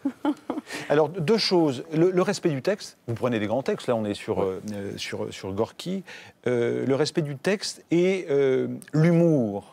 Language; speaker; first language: French; native; French